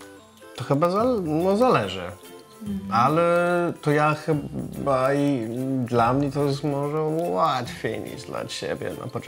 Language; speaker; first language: Polish; non-native, fluent; English